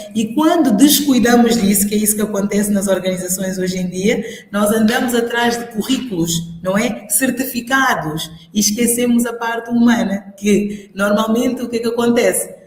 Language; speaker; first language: Portuguese; non-native, local second language; Upper Guinea Crioulo